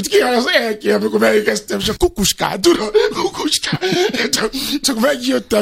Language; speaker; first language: Hungarian; non-native, learner; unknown